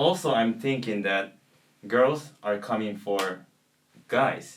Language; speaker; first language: English; non-native, learner; Japanese